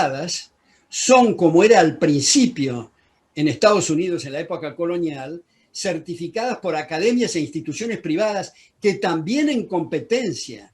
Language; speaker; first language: Spanish; native; Spanish